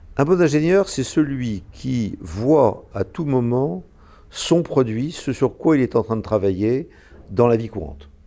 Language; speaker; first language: French; native; French